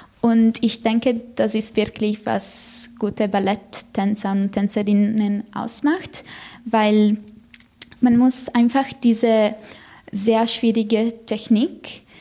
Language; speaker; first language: German; non-native, fluent; Italian